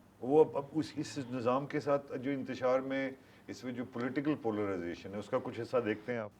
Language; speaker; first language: Urdu; native; Urdu